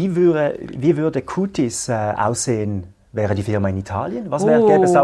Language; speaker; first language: German; native; German